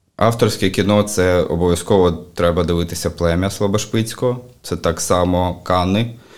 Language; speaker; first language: Ukrainian; native; Ukrainian